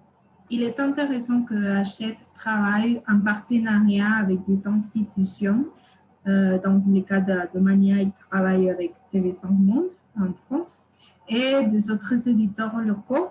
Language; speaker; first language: French; non-native, fluent; Spanish